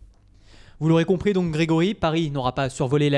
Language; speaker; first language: French; native; French